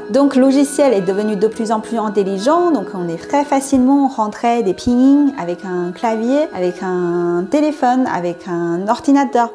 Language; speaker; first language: French; non-native, learner; Chinese